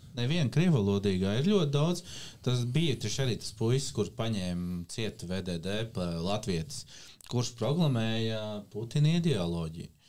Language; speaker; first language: Latvian; native; Latvian